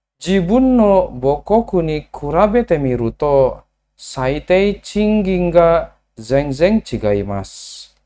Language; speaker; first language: Japanese; non-native, learner; Indonesian